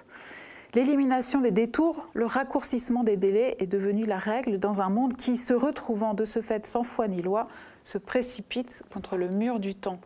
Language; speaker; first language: French; native; French